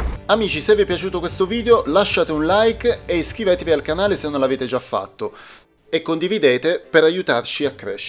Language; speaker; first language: Italian; native; Italian